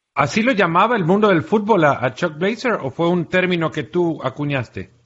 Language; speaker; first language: Spanish; native; Spanish